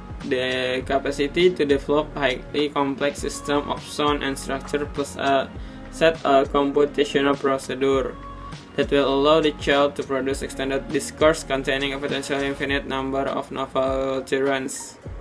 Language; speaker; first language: English; non-native, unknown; Indonesian